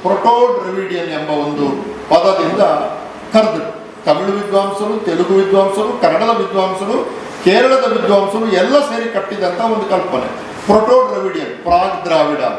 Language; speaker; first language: Kannada; non-native, local second language; Tulu